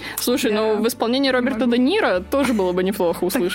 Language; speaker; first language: Russian; native; Russian